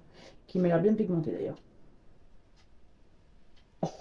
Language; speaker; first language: French; native; French